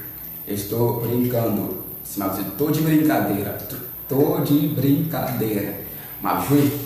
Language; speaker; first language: Portuguese; non-native, learner; Haitian Creole